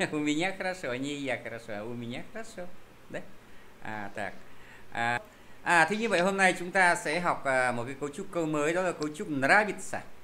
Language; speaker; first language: Vietnamese; native; Vietnamese